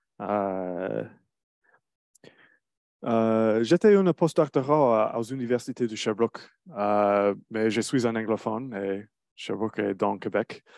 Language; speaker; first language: French; non-native, learner; English